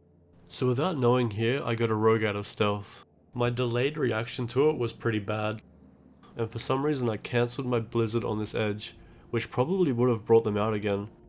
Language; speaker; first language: English; native; English